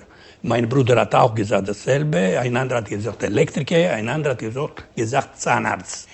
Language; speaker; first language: German; non-native, learner; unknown